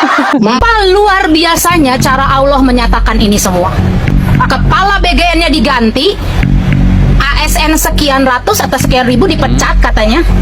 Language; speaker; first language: Indonesian; native; Indonesian